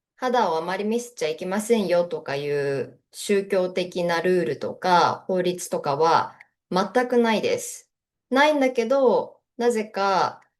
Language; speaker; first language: Japanese; native; Japanese